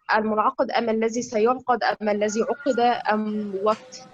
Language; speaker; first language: Arabic; native; Arabic